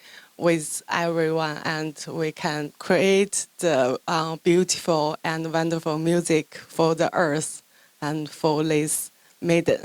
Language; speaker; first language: English; non-native, fluent; Chinese